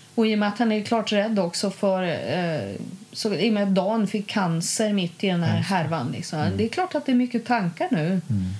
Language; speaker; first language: Swedish; native; Swedish